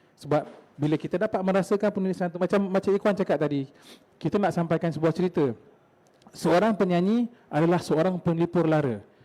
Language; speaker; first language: Malay; native; Malay